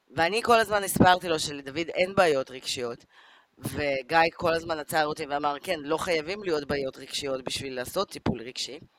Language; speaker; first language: Hebrew; native; Hebrew